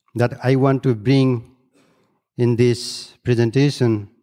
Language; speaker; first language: English; non-native, local second language; Nepali